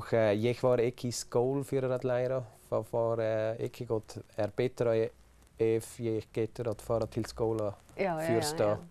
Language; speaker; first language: Icelandic; non-native, learner; German